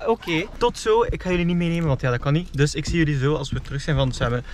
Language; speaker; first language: Dutch; native; Dutch